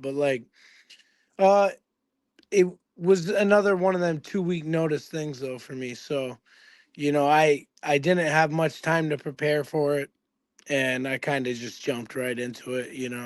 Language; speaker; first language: English; native; English